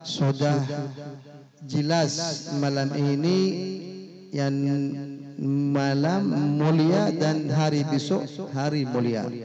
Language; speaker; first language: Indonesian; non-native, fluent; Arabic